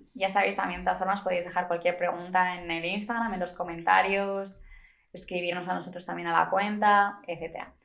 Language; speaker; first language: Spanish; native; Spanish